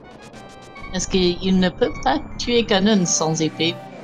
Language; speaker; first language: French; non-native, fluent; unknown